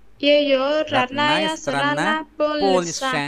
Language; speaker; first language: Russian; non-native, learner; Vietnamese